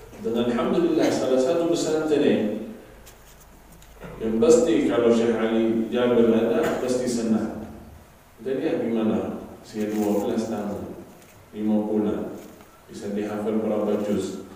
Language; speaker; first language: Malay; non-native, fluent; Arabic